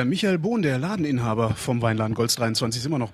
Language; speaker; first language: German; native; German